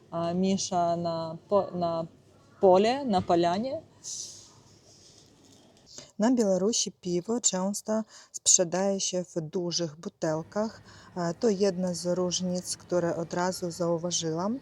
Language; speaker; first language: Polish; non-native, learner; Russian